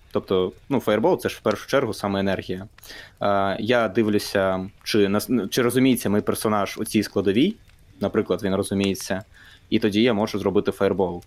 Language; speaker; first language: Ukrainian; non-native, local second language; Russian